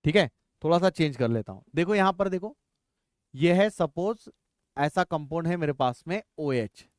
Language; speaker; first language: Hindi; non-native, local second language; Marathi